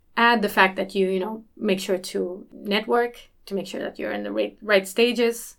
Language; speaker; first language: English; early bilingual, other home language; Swedish